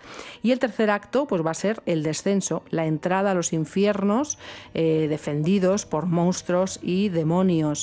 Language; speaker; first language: Spanish; native; Spanish